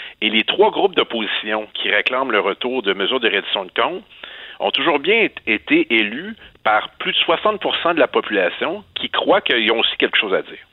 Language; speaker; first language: French; native; French